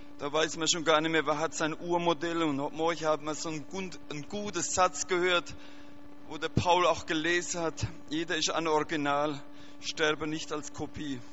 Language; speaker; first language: German; native; German